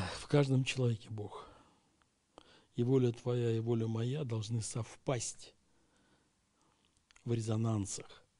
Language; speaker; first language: Russian; native; Russian